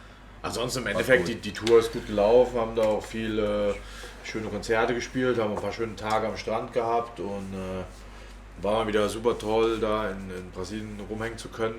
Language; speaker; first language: German; native; German